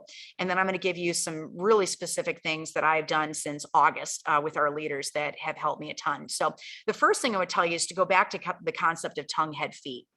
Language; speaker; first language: English; native; English